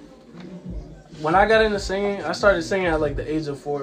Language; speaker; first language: English; early bilingual, other home language; Ukrainian